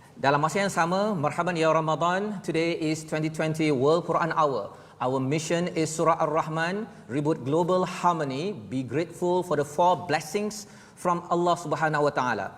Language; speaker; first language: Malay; native; Malay